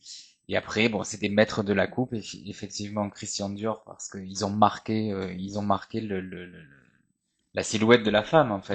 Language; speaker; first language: French; native; French